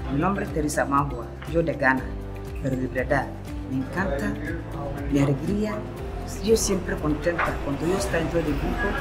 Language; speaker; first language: Spanish; non-native, learner; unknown